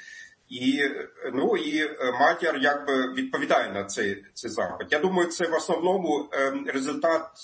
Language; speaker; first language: Ukrainian; non-native, fluent; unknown